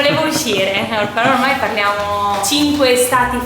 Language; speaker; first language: Italian; native; Italian